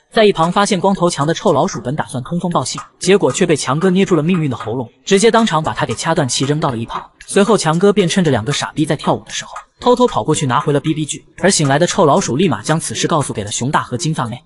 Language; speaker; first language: Chinese; native; Chinese